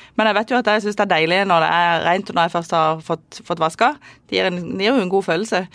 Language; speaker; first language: Norwegian; native; Norwegian